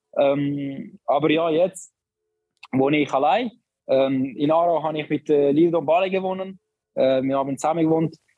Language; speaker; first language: German; non-native, learner; Albanian